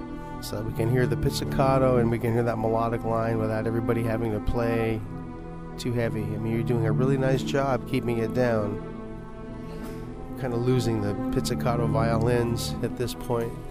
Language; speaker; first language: English; native; English